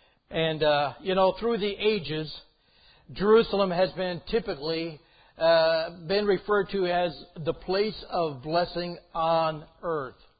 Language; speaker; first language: English; native; English